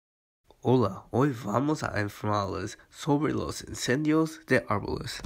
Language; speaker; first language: Spanish; non-native, learner; English